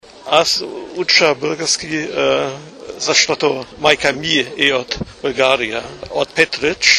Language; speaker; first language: Bulgarian; non-native, learner; German